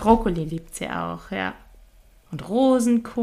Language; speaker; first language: German; native; German